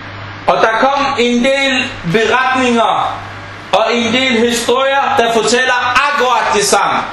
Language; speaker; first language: Danish; non-native, fluent; Arabic